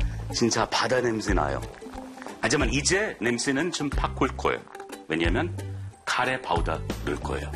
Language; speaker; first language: Korean; non-native, learner; English